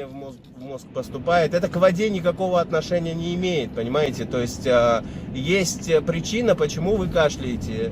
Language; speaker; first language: Russian; native; Russian